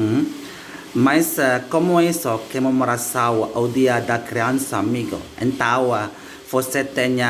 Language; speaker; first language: Portuguese; non-native, learner; Indonesian